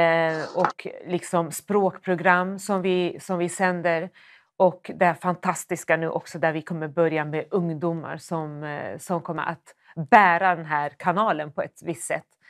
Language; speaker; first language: Swedish; native; Swedish